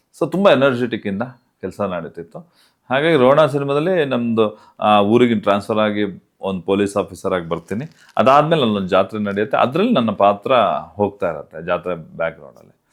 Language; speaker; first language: Kannada; non-native, local second language; Tulu